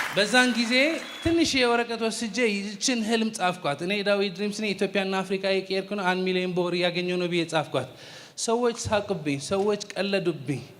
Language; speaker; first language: Amharic; non-native, fluent; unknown